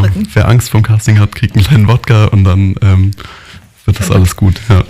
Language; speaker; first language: German; native; German